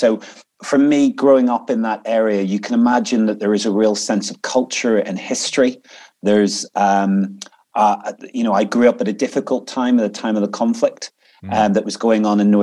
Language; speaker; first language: English; native; English